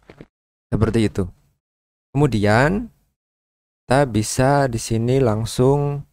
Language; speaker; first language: Indonesian; native; Indonesian